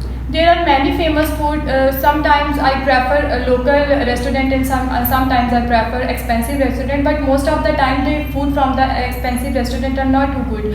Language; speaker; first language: English; non-native, local second language; Urdu